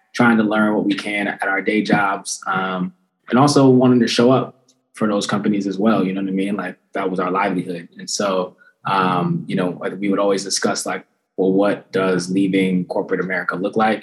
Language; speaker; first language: English; native; English